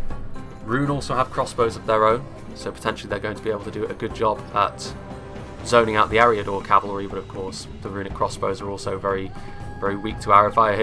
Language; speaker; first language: English; native; English